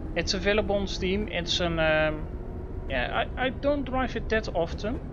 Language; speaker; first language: English; non-native, fluent; Dutch